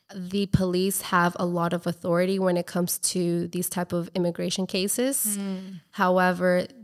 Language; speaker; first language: English; native; English